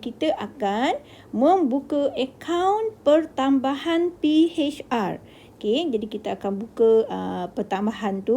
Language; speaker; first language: Malay; native; Malay